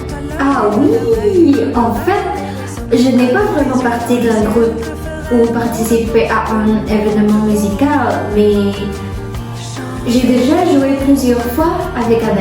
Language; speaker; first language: French; non-native, learner; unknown